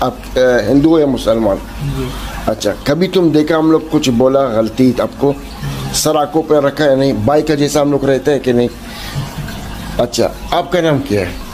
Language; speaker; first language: Hindi; non-native, learner; Arabic